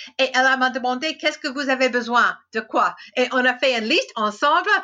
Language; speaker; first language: French; non-native, fluent; English